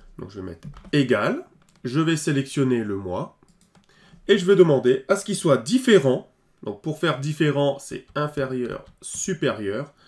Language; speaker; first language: French; native; French